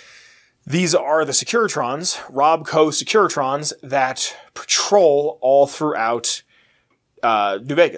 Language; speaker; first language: English; native; English